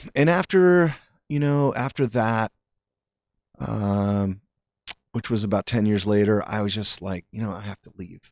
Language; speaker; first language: English; native; English